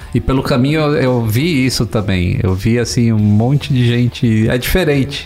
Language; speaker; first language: Portuguese; native; Portuguese